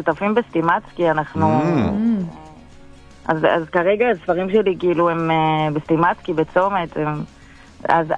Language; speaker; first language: Hebrew; native; Hebrew